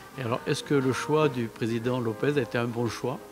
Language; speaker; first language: French; native; French